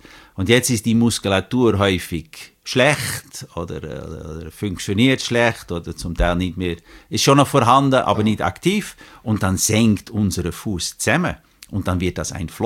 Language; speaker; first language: German; native; German